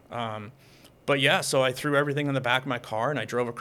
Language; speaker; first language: English; native; English